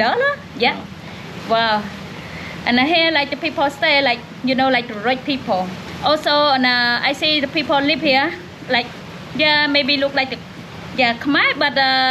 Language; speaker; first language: English; non-native, learner; Khmer